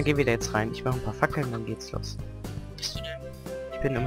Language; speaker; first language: German; native; German